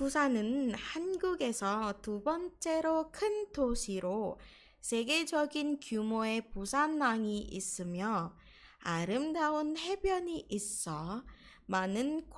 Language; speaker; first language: Korean; non-native, fluent; Indonesian